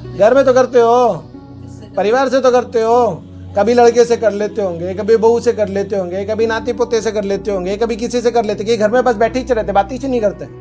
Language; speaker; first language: Hindi; non-native, local second language; Marathi